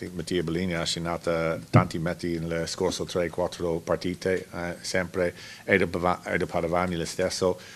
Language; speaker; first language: Italian; non-native, learner; English